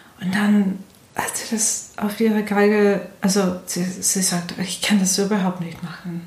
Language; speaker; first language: German; non-native, fluent; English